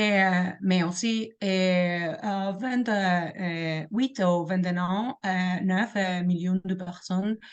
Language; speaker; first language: French; non-native, learner; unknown